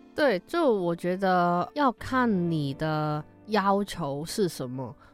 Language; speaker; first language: Chinese; non-native, local second language; Cantonese